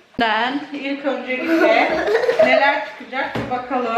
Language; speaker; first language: Turkish; early bilingual, heritage; Turkish